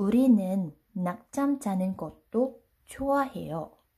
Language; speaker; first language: Korean; non-native, learner; Vietnamese